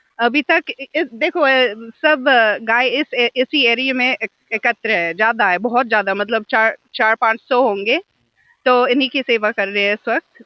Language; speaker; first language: Hindi; non-native, fluent; English